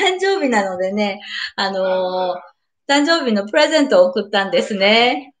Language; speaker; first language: Japanese; native; Japanese